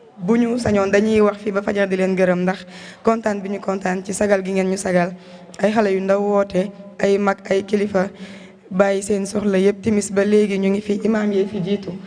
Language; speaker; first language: Wolof; non-native, local second language; Jola-Fonyi